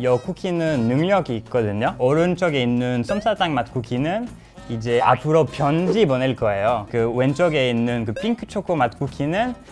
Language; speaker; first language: Korean; non-native, fluent; French